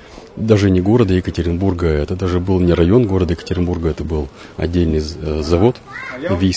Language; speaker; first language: Russian; native; Russian